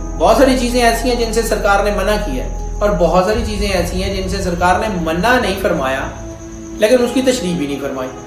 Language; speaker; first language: Urdu; non-native, local second language; Punjabi